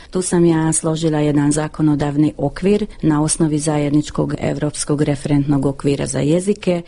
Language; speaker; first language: Croatian; early bilingual, heritage; Croatian